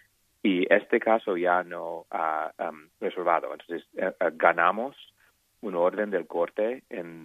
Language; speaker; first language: Spanish; non-native, learner; English